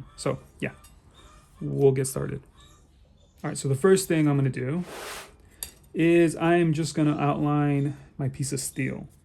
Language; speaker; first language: English; native; English